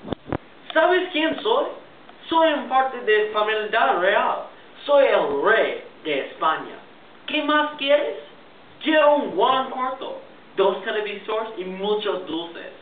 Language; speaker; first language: Spanish; non-native, learner; English